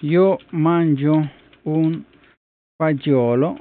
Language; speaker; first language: Italian; non-native, learner; Spanish